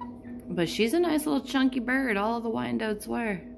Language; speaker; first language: English; native; English